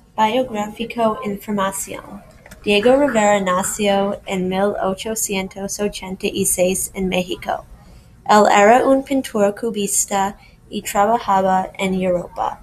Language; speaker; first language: Spanish; non-native, learner; English